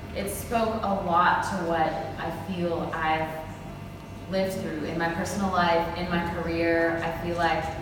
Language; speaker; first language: English; native; English